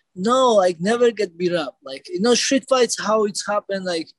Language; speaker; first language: English; non-native, learner; Georgian